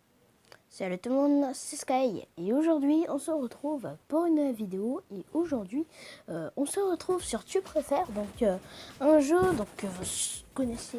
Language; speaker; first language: French; native; French